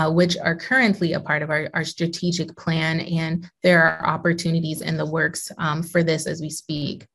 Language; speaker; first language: English; native; English